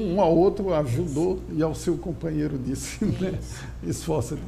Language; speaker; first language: Portuguese; native; Portuguese